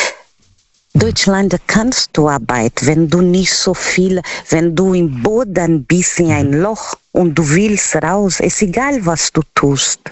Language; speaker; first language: German; non-native, learner; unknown